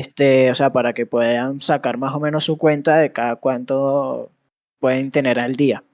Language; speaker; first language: Spanish; native; Spanish